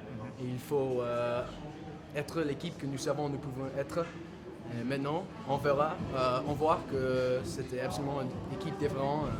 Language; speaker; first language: French; non-native, fluent; English